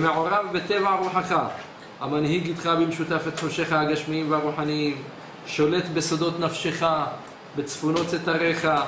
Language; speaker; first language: Hebrew; native; Hebrew